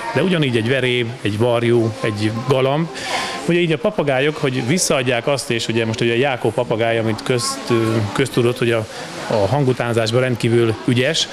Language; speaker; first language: Hungarian; native; Hungarian